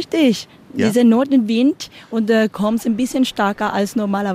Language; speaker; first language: German; non-native, learner; Spanish